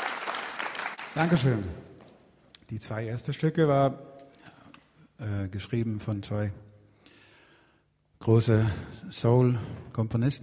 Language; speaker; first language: German; non-native, learner; Swedish